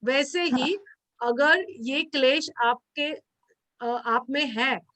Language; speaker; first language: Hindi; non-native, local second language; Marathi